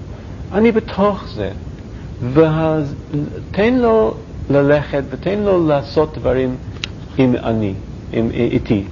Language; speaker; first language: Hebrew; non-native, learner; English